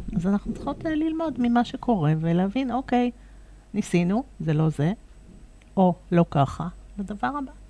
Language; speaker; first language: Hebrew; native; Hebrew